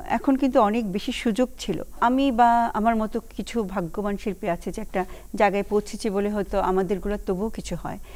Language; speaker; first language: Bangla; native; Bangla